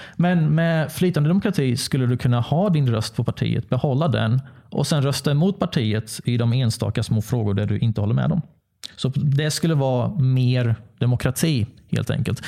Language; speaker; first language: Swedish; early bilingual, other home language; Bosnian